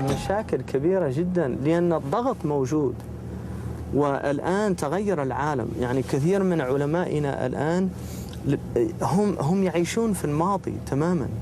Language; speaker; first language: Arabic; non-native, fluent; English